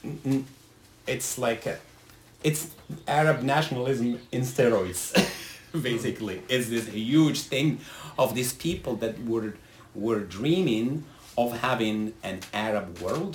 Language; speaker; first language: English; non-native, fluent; Arabic